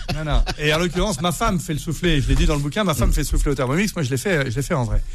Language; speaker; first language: French; native; French